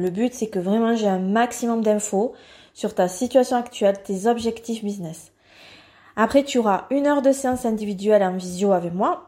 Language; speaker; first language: French; native; French